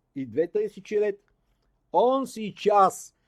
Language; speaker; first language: Russian; non-native, learner; Bulgarian